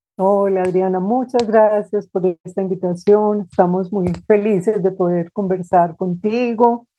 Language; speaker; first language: Spanish; native; Spanish